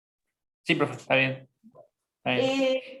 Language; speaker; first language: Spanish; native; Spanish